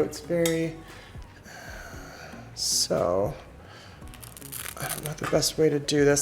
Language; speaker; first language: English; native; English